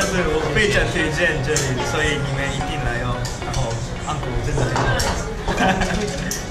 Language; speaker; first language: Chinese; non-native, learner; Japanese